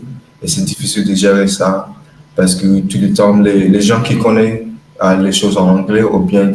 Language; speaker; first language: French; non-native, learner; English